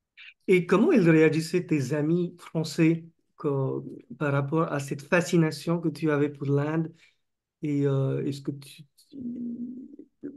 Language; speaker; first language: French; non-native, fluent; Marathi